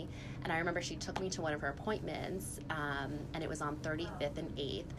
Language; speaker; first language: English; native; English